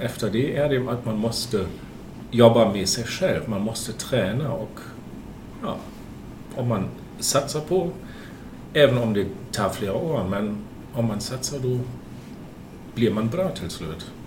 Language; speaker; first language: Swedish; non-native, fluent; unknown